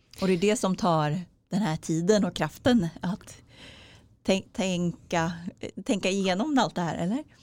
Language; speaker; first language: Swedish; native; Swedish